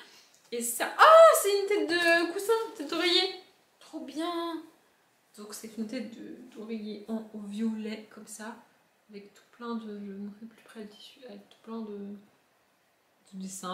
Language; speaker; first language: French; native; French